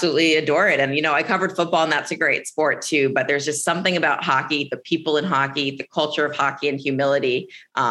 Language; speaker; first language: English; native; English